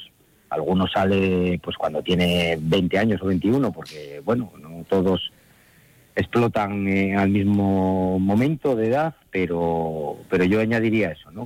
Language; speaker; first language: Spanish; native; Spanish